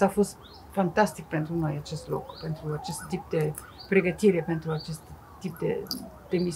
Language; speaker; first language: Romanian; non-native, fluent; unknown